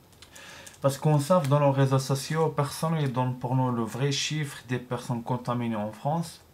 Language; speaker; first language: French; non-native, learner; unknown